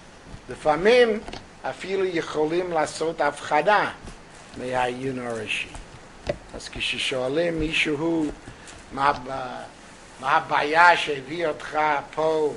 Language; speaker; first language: Hebrew; non-native, fluent; English